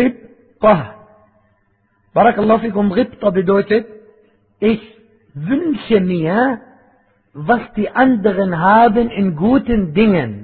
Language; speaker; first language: German; non-native, fluent; Arabic